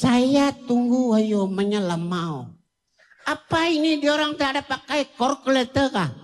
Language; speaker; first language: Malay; non-native, local second language; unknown